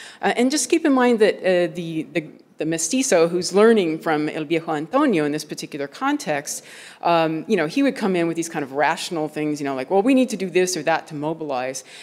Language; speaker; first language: English; native; English